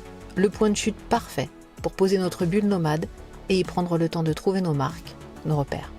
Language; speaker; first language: French; native; French